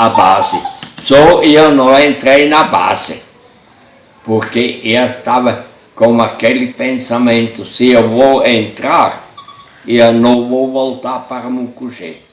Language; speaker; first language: Portuguese; non-native, fluent; German